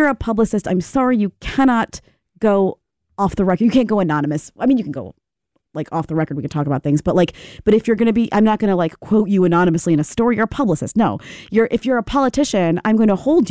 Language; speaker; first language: English; native; English